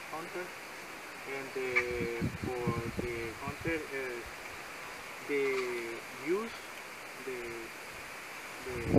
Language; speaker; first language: English; non-native, learner; Spanish